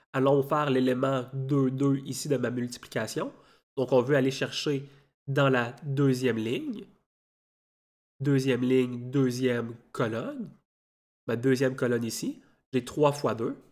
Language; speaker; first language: French; native; French